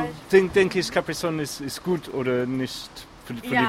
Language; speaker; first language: German; non-native, learner; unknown